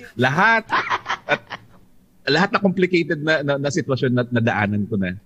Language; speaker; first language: Filipino; non-native, local second language; Hiligaynon